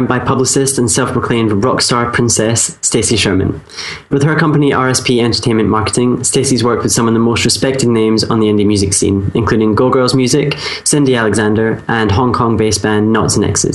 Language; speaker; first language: English; native; English